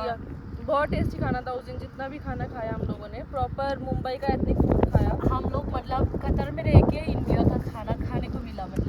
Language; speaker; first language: Hindi; non-native, local second language; Bodo